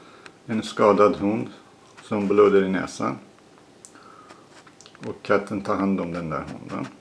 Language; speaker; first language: Swedish; non-native, learner; Persian